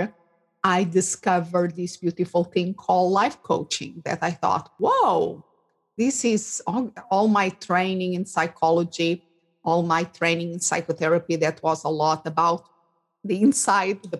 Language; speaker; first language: English; non-native, fluent; Portuguese